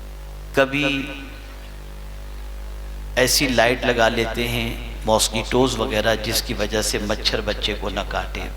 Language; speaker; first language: Urdu; native; Urdu